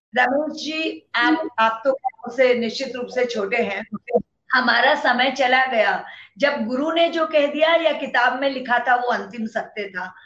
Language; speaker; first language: Hindi; native; Hindi